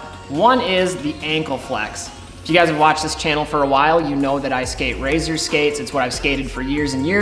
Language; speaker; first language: English; native; English